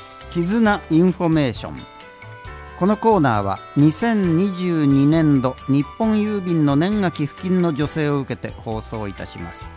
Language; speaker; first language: Japanese; native; Japanese